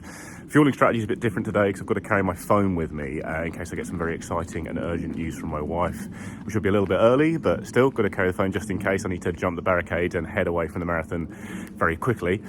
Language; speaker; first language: English; native; English